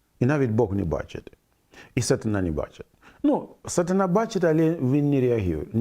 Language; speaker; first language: Ukrainian; non-native, fluent; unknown